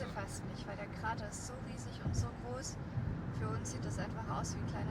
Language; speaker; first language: German; native; German